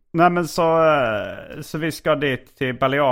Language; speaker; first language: Swedish; native; Swedish